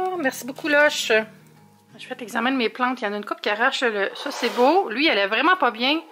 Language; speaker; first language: French; native; French